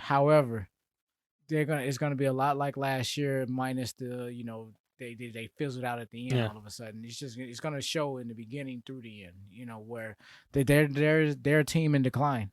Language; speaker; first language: English; native; English